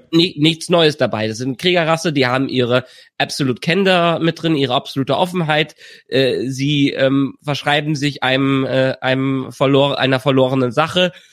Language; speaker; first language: German; native; German